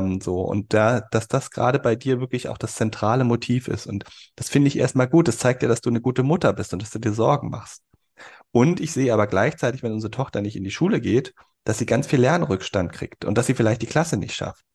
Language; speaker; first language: German; native; German